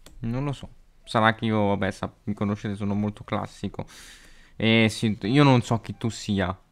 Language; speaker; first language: Italian; native; Italian